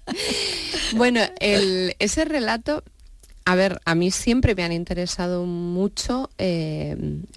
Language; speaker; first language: Spanish; native; Spanish